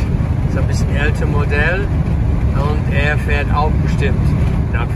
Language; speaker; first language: German; non-native, fluent; English